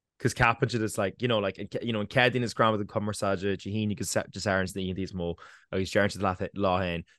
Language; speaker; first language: Irish; native; Irish